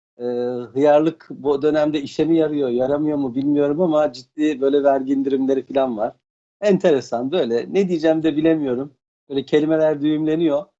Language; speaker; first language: Turkish; native; Turkish